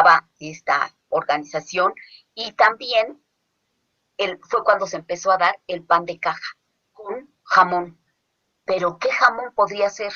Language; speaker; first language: Spanish; native; Spanish